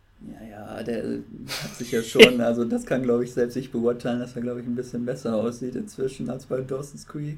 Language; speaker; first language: German; native; German